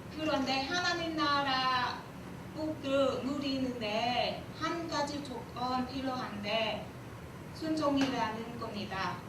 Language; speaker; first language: Korean; non-native, learner; Vietnamese